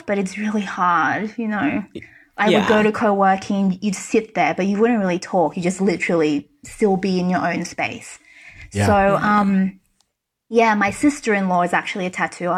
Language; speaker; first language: English; native; English